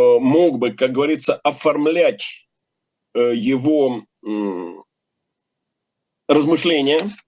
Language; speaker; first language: Russian; native; Russian